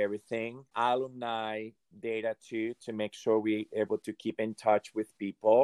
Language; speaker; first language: English; non-native, fluent; Hungarian